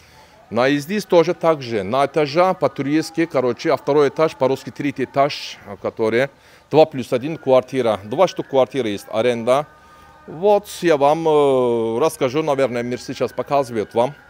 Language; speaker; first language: Russian; non-native, learner; Turkish